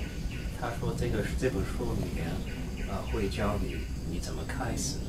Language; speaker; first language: Chinese; non-native, learner; English